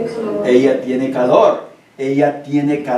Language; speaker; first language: Spanish; non-native, fluent; English